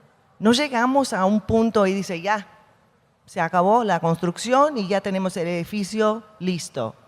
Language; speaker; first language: Spanish; non-native, fluent; English